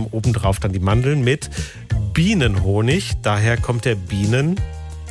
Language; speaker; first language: German; native; German